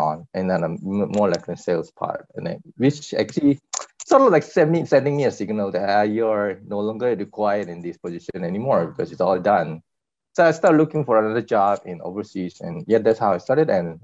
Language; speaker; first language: English; non-native, fluent; Korean